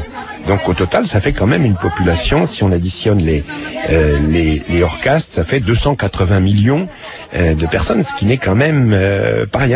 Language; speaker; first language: French; native; French